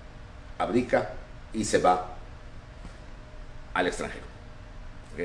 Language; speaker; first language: Spanish; native; Spanish